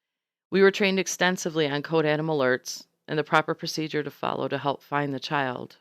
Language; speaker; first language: English; native; English